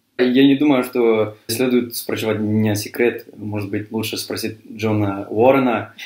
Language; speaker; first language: Russian; non-native, fluent; English